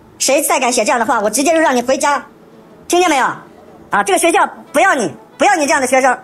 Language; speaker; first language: Chinese; native; Chinese